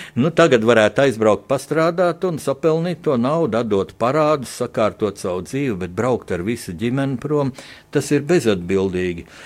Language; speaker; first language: Latvian; native; Latvian